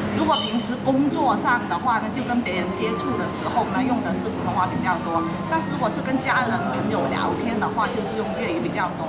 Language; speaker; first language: Chinese; non-native, local second language; Cantonese